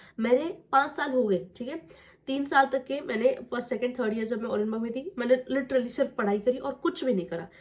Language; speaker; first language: Hindi; non-native, local second language; Marathi